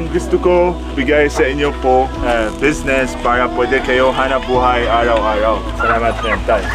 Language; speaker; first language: Filipino; non-native, learner; Arabic